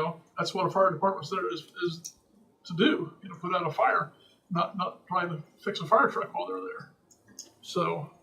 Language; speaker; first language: English; native; English